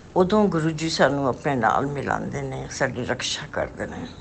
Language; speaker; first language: Hindi; non-native, local second language; Punjabi